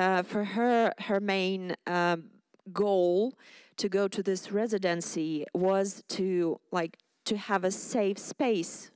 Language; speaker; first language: English; non-native, fluent; Ukrainian